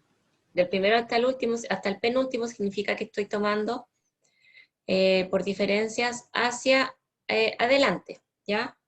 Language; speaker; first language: Spanish; native; Spanish